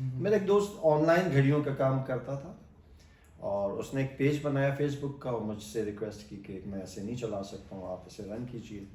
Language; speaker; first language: Urdu; non-native, local second language; Pashto